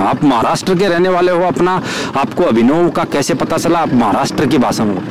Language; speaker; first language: Hindi; native; Hindi